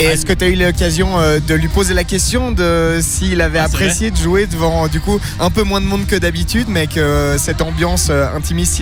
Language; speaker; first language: French; native; French